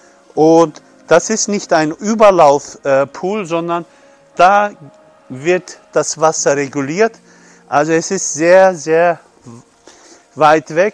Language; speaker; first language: German; non-native, fluent; Turkish